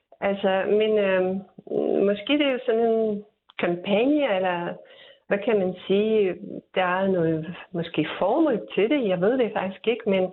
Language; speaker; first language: Danish; non-native, fluent; Russian